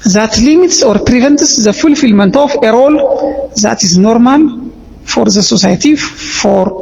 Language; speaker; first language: English; non-native, local second language; Amharic